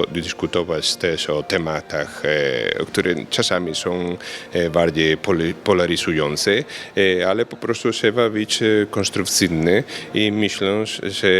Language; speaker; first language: Polish; non-native, fluent; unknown